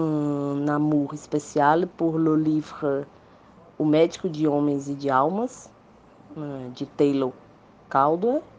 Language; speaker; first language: French; non-native, learner; Portuguese